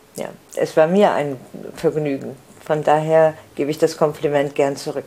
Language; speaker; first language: German; native; German